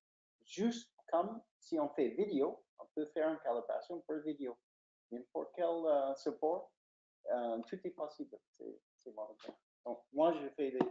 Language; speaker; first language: French; non-native, fluent; English